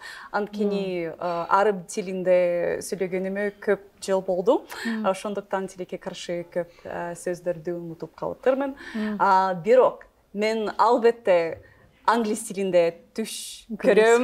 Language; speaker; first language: Kyrgyz; non-native, learner; English